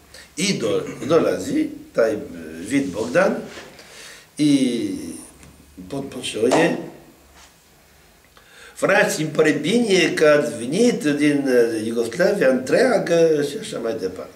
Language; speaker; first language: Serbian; non-native, fluent; French